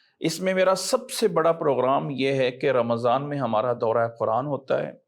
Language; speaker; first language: Urdu; native; Urdu